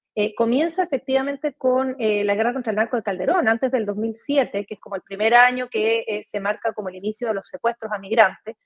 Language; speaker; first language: Spanish; native; Spanish